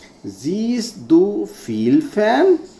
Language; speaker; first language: German; non-native, fluent; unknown